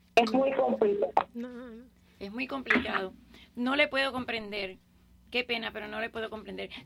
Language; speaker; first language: Spanish; native; Spanish